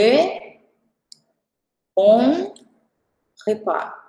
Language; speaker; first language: French; non-native, fluent; Portuguese